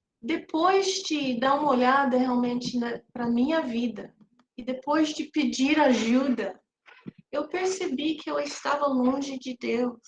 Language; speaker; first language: Portuguese; non-native, fluent; English